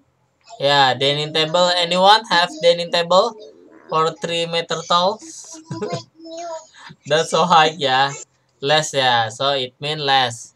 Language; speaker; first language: English; non-native, learner; Indonesian